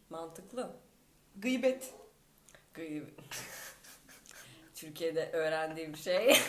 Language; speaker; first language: Turkish; non-native, fluent; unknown